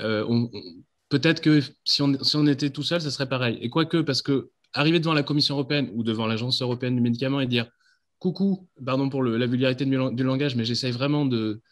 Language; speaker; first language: French; native; French